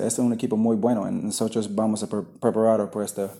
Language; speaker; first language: Spanish; non-native, learner; English